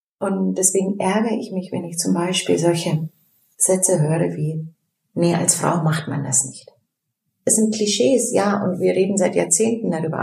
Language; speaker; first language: German; early bilingual, other home language; Turkish